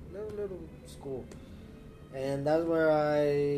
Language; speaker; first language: English; early bilingual, other home language; Spanish